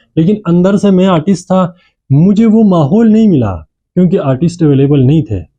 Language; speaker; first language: Urdu; non-native, local second language; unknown